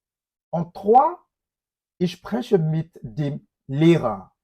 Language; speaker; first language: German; non-native, fluent; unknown